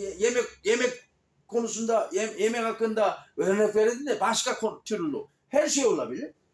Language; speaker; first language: Turkish; non-native, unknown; Korean